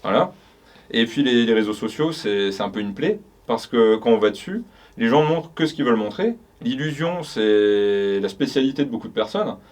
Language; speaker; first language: French; native; French